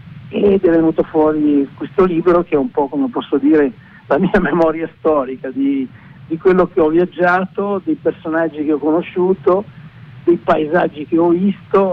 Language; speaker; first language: Italian; native; Italian